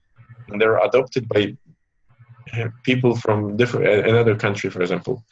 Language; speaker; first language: English; non-native, fluent; Polish